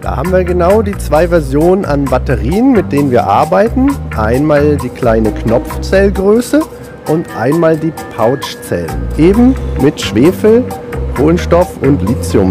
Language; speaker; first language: German; native; German